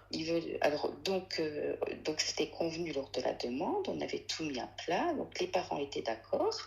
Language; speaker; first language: French; early bilingual, other home language; Arabic